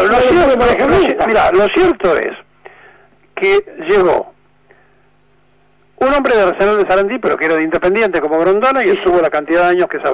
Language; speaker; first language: Spanish; native; Spanish